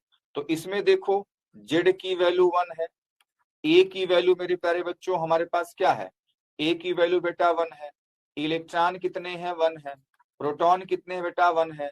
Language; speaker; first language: Hindi; native; Hindi